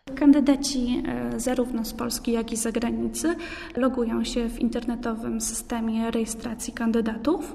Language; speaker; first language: Polish; native; Polish